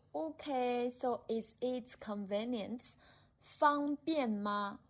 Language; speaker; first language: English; non-native, fluent; Chinese